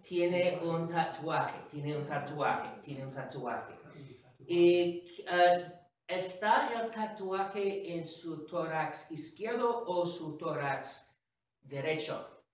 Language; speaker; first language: Spanish; non-native, fluent; English